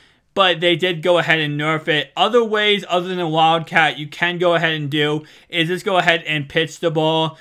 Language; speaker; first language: English; native; English